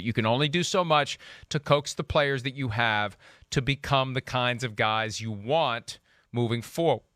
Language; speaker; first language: English; native; English